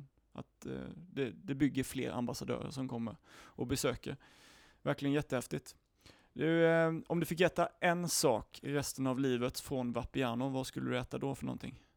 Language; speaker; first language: Swedish; native; Swedish